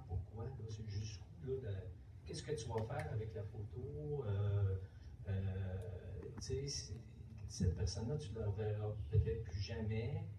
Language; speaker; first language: French; native; French